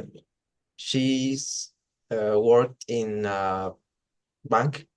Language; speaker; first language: English; non-native, learner; Spanish